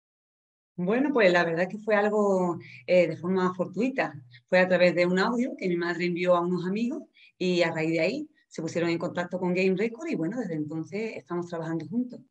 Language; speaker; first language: Spanish; native; Spanish